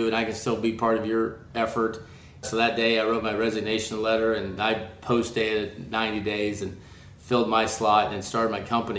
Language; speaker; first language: English; native; English